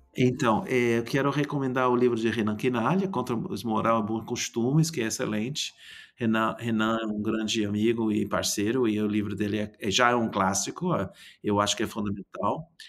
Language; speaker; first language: Portuguese; non-native, fluent; English